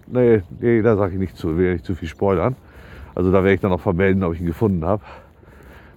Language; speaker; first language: German; native; German